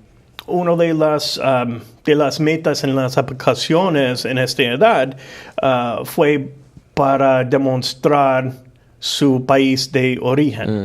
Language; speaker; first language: Spanish; non-native, fluent; English